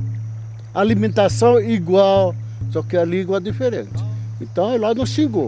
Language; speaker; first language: Portuguese; non-native, local second language; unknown